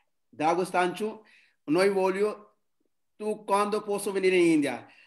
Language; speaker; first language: Italian; non-native, learner; Hindi